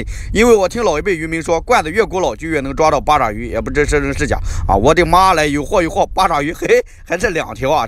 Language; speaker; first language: Chinese; native; Chinese